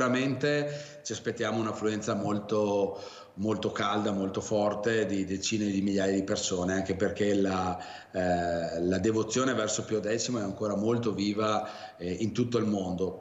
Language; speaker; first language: Italian; native; Italian